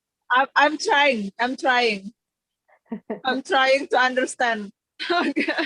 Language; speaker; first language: English; non-native, learner; Indonesian